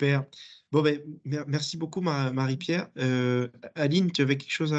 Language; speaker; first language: French; native; French